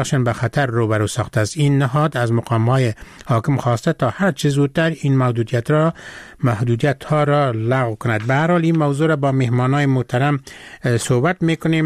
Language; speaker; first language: Persian; native; Persian